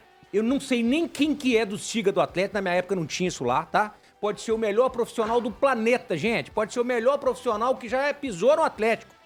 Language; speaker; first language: Portuguese; native; Portuguese